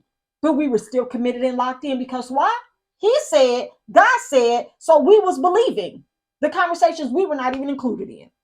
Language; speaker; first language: English; native; English